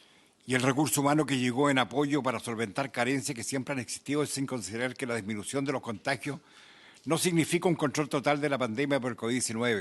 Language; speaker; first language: Spanish; native; Spanish